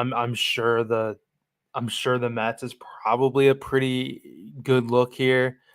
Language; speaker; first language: English; native; English